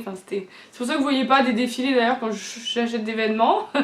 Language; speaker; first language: French; native; French